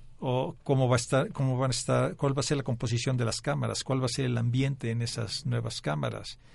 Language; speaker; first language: Spanish; native; Spanish